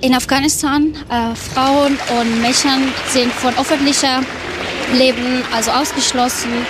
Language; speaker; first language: German; non-native, learner; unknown